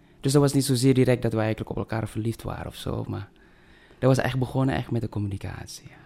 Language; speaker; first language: Dutch; non-native, fluent; Indonesian